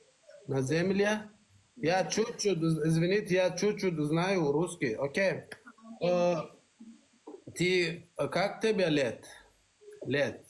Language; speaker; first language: Russian; non-native, learner; Turkmen